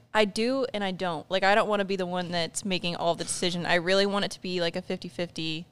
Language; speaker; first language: English; native; English